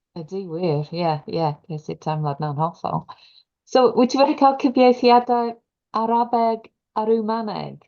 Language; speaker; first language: Welsh; non-native, local second language; English